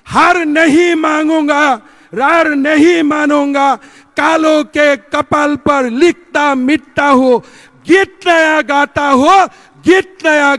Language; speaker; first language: Hindi; non-native, local second language; Assamese